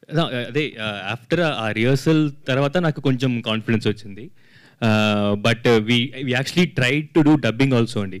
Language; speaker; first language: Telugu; non-native, learner; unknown